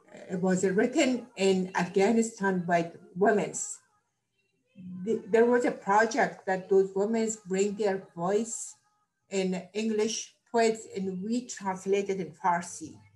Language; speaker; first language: English; non-native, learner; Persian